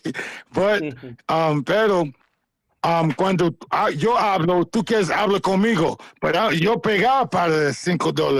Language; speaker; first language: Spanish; non-native, learner; English